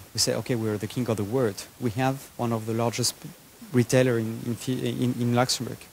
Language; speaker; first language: English; non-native, fluent; French